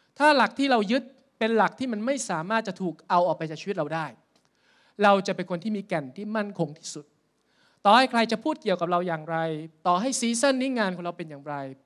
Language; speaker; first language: Thai; native; Thai